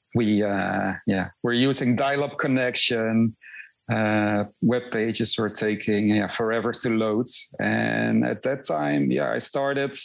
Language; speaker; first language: English; non-native, fluent; Dutch